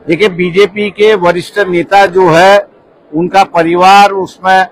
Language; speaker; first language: Hindi; non-native, local second language; Marathi